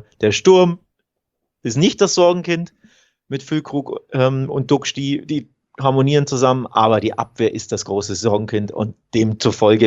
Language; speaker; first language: German; native; German